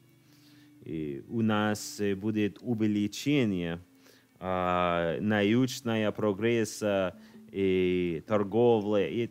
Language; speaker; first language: Russian; non-native, learner; English